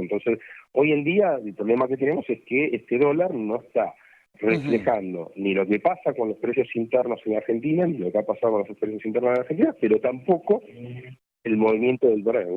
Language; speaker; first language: Spanish; native; Spanish